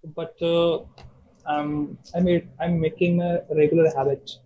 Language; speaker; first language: English; non-native, local second language; Urdu